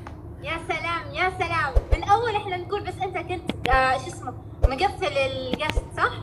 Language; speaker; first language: Arabic; native; Arabic